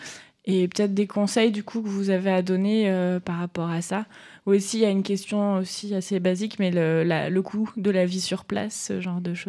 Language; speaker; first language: French; native; French